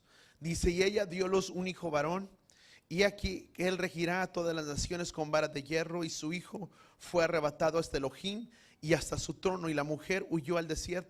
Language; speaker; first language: Spanish; native; Spanish